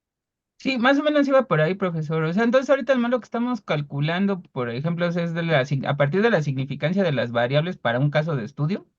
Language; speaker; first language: Spanish; native; Spanish